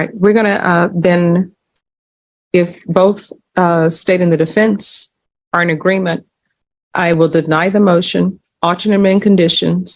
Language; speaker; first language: English; native; English